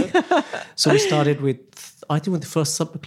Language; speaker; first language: English; non-native, local second language; Nepali